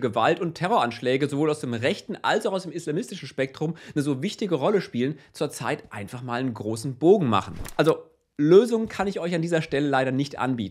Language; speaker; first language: German; native; German